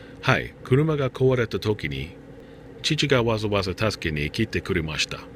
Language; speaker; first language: Japanese; non-native, learner; English